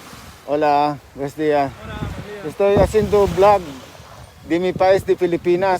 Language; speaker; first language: Spanish; non-native, learner; Filipino